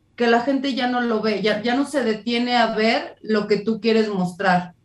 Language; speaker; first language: Spanish; native; Spanish